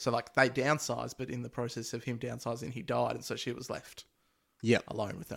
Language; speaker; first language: English; native; English